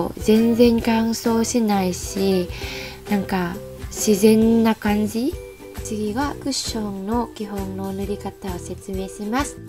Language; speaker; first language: Japanese; non-native, fluent; Vietnamese